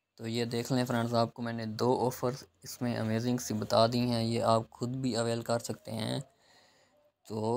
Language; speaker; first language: Urdu; non-native, local second language; Punjabi